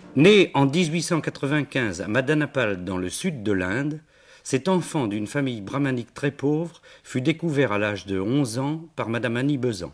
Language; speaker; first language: French; native; French